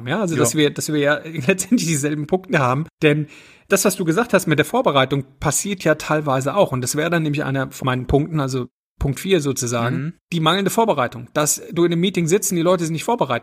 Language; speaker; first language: German; native; German